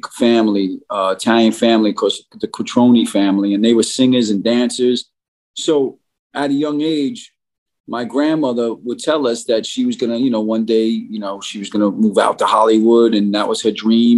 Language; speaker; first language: English; native; English